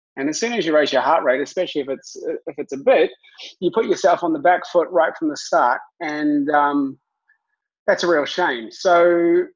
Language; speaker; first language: English; native; English